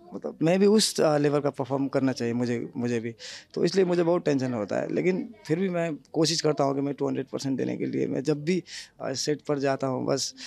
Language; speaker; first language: Hindi; non-native, local second language; Nepali